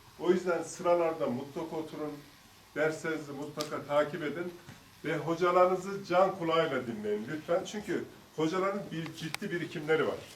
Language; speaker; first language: Turkish; native; Turkish